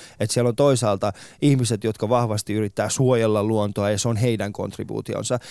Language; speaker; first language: Finnish; early bilingual, other home language; Persian